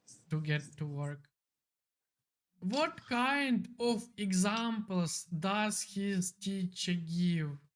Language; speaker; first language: English; non-native, learner; Ukrainian